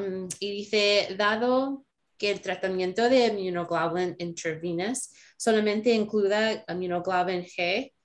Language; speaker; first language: Spanish; non-native, learner; English